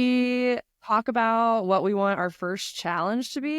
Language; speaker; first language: English; native; English